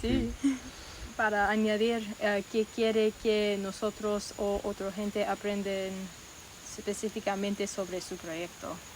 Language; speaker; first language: Spanish; non-native, learner; English